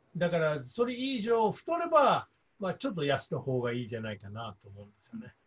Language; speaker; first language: Japanese; non-native, fluent; English